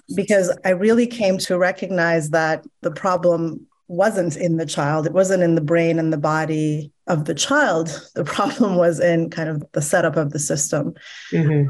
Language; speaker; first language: English; early bilingual, other home language; Persian